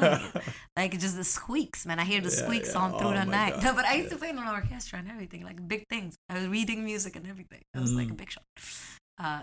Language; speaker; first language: English; non-native, fluent; Arabic